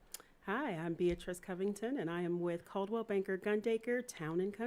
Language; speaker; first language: English; native; English